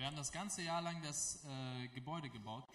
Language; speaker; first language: German; non-native, fluent; Russian